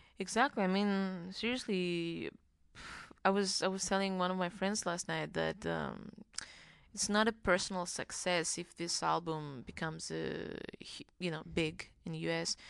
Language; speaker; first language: English; non-native, fluent; Greek